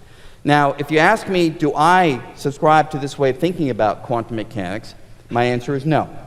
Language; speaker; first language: English; native; English